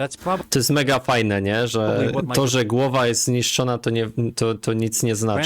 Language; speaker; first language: Polish; native; Polish